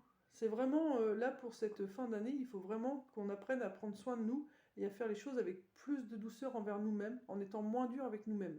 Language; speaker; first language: French; native; French